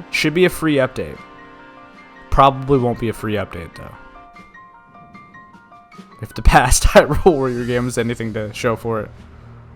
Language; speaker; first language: English; native; English